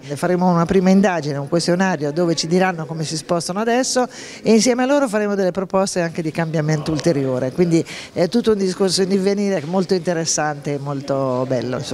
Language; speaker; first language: Italian; native; Italian